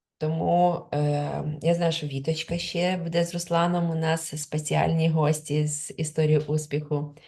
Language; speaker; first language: Ukrainian; non-native, local second language; Russian